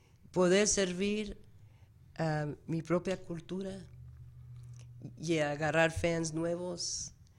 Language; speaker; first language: Spanish; early bilingual, heritage; Spanish